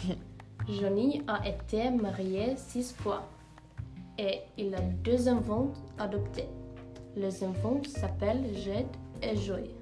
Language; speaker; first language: French; non-native, learner; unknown